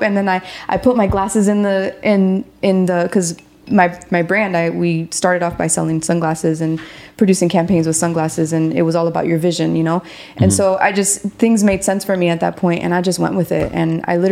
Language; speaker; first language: English; native; English